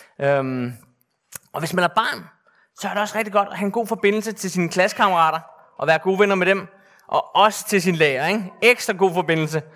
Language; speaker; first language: Danish; native; Danish